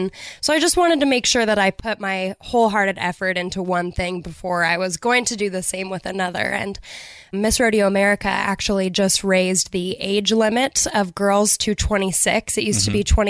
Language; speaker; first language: English; native; English